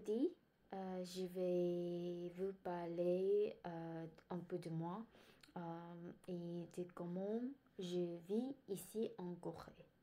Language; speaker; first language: French; non-native, learner; Korean